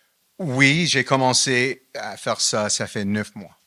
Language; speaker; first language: French; non-native, fluent; English